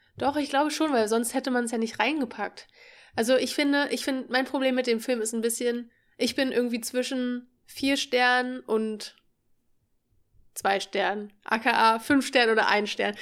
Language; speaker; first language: German; native; German